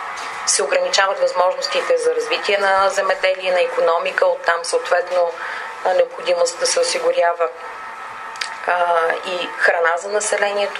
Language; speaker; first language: Bulgarian; native; Bulgarian